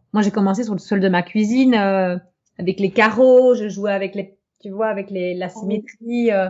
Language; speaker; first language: French; native; French